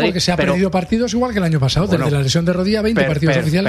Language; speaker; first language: Spanish; native; Spanish